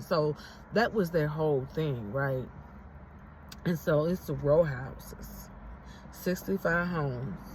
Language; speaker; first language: English; native; English